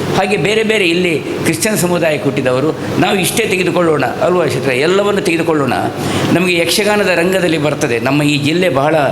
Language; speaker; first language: Kannada; non-native, local second language; Tulu